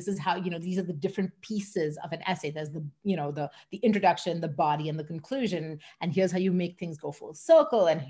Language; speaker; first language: English; non-native, local second language; Hindi